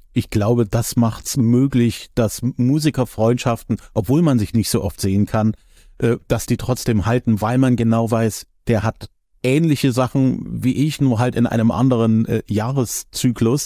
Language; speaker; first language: German; native; German